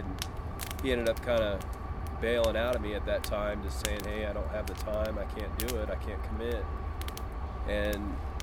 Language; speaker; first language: English; native; English